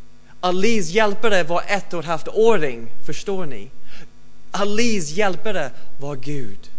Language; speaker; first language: Swedish; non-native, fluent; English